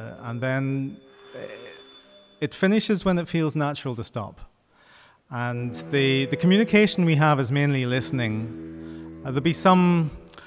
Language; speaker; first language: English; native; English